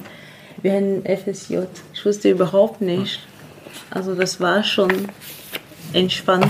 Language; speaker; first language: German; non-native, fluent; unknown